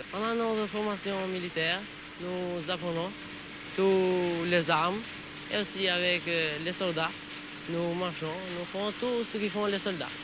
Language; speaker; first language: French; non-native, learner; Albanian